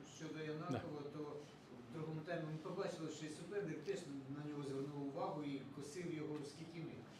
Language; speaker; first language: Ukrainian; non-native, local second language; Russian